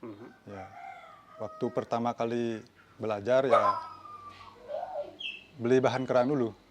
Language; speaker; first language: Indonesian; non-native, local second language; Balinese